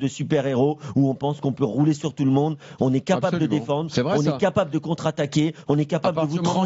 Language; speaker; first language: French; native; French